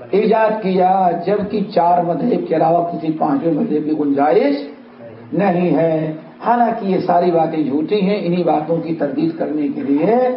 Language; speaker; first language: Urdu; native; Urdu